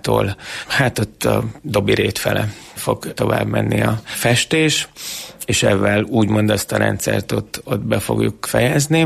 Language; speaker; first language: Hungarian; native; Hungarian